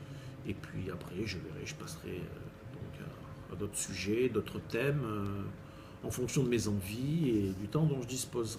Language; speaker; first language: French; native; French